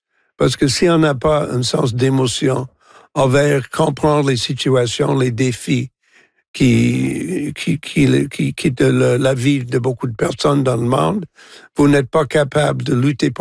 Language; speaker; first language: French; non-native, local second language; English